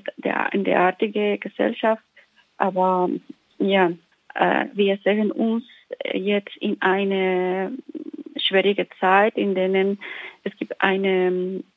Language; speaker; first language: German; non-native, learner; Spanish